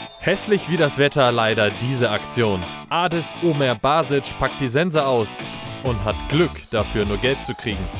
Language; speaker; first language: German; native; German